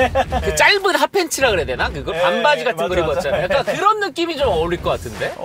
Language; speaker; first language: Korean; native; Korean